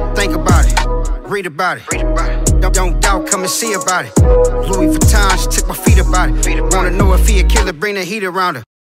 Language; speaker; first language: English; native; English